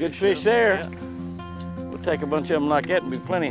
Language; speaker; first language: English; native; English